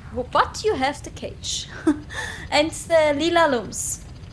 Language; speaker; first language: English; non-native, learner; German